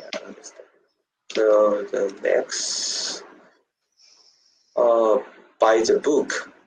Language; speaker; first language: English; non-native, learner; Chinese